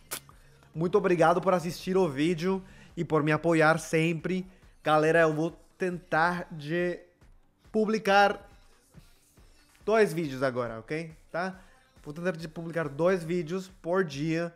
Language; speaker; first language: Portuguese; non-native, fluent; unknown